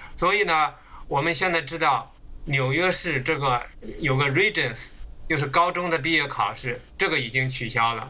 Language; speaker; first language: Chinese; native; Chinese